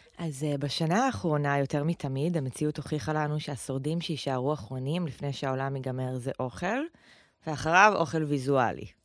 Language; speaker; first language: Hebrew; native; Hebrew